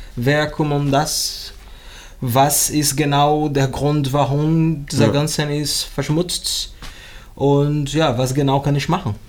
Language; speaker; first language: German; non-native, learner; Portuguese